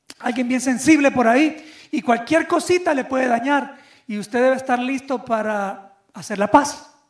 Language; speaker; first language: Spanish; native; Spanish